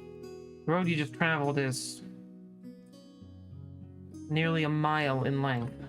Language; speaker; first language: English; native; English